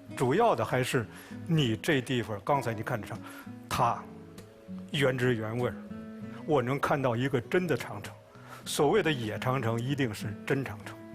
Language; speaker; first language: Chinese; native; Chinese